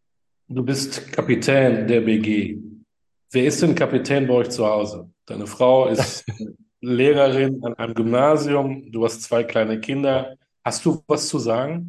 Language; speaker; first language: German; native; German